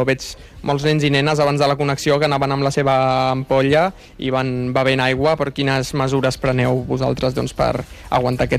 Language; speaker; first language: Catalan; native; Catalan